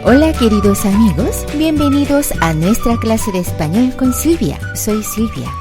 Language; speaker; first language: Spanish; non-native, fluent; Korean